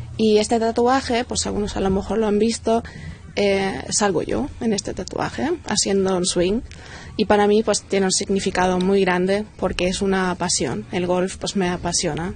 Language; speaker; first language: Spanish; non-native, fluent; German